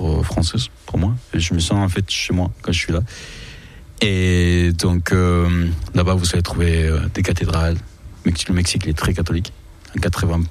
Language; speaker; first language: French; non-native, fluent; Spanish